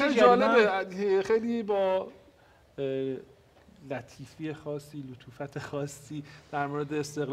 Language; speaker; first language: Persian; native; Persian